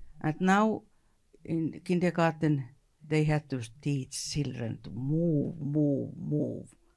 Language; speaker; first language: English; non-native, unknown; Finnish